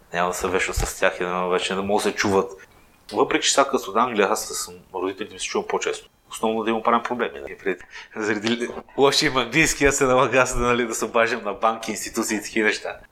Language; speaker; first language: Bulgarian; native; Bulgarian